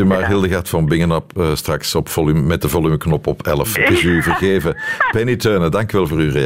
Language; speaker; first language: Dutch; native; Dutch